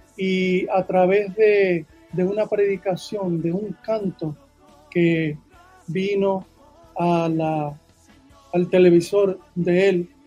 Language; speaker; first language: Spanish; early bilingual, heritage; Spanish